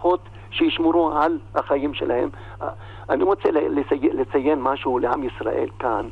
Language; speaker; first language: Hebrew; non-native, local second language; Arabic